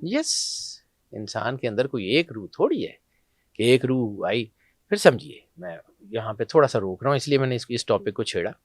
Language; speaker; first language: Urdu; non-native, local second language; Punjabi